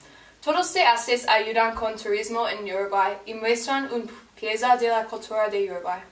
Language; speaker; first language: Spanish; non-native, learner; English